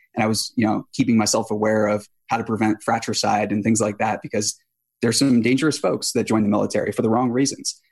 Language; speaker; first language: English; native; English